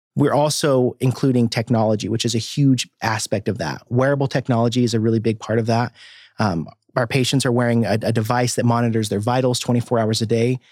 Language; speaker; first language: English; native; English